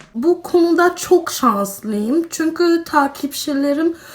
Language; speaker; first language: Turkish; non-native, fluent; German